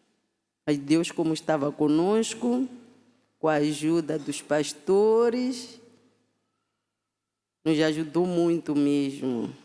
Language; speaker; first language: Portuguese; non-native, local second language; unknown